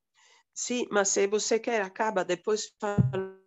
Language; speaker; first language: Portuguese; non-native, fluent; Italian